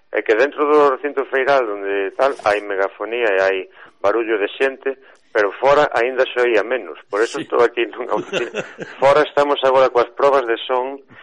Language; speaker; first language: Galician; native; Galician